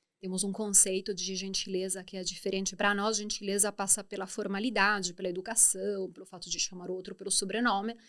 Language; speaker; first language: Portuguese; non-native, fluent; Italian